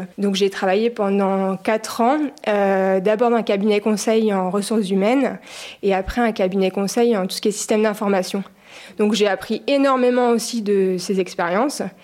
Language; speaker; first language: French; native; French